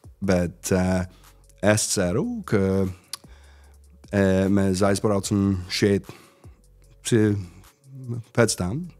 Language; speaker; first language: Latvian; non-native, learner; English